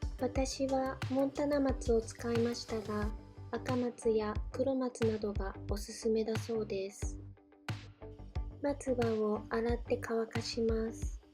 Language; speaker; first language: Japanese; native; Japanese